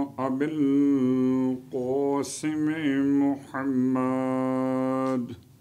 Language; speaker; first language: Urdu; native; Urdu